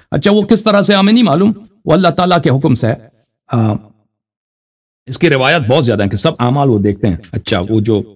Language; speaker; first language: Urdu; non-native, fluent; Persian